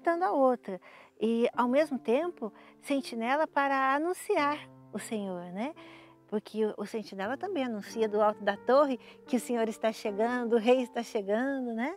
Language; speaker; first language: Portuguese; native; Portuguese